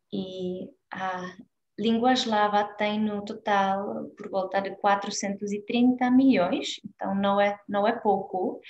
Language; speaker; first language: Portuguese; non-native, fluent; Czech